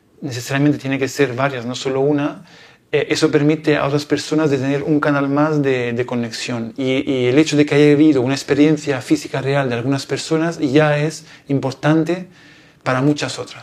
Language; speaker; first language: Spanish; non-native, fluent; Italian